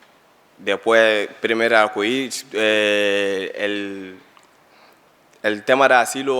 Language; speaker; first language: Spanish; non-native, learner; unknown